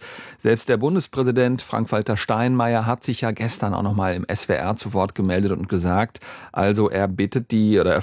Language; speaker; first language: German; native; German